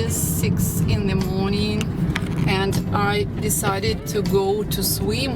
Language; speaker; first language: English; non-native, learner; Russian